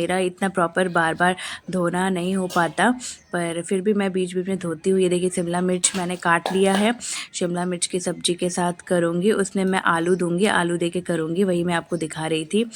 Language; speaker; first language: Hindi; non-native, local second language; Bangla